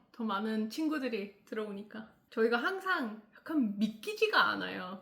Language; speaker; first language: Korean; non-native, fluent; English